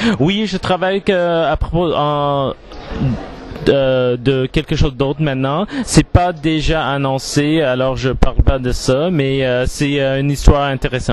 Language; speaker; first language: French; non-native, learner; English